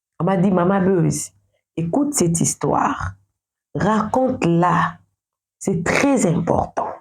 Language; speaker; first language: French; non-native, local second language; Lingala